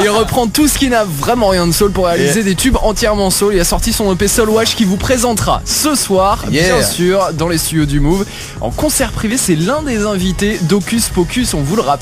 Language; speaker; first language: French; native; French